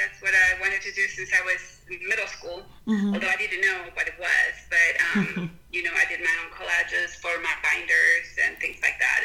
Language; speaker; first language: English; non-native, fluent; Spanish